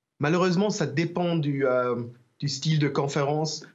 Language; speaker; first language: French; non-native, learner; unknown